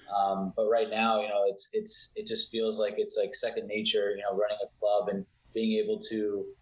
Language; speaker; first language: English; early bilingual, other home language; Italian